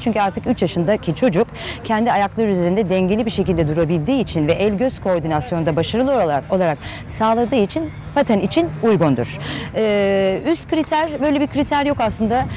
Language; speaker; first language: Turkish; native; Turkish